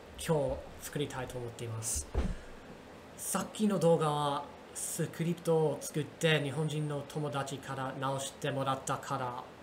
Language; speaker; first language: Japanese; non-native, learner; English